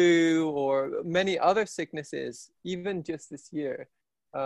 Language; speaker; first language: English; native; English